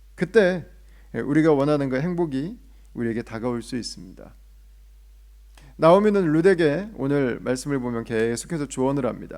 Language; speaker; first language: Korean; native; Korean